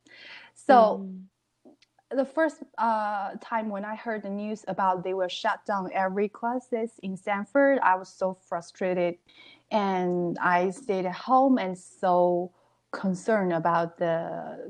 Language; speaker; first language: English; non-native, learner; Chinese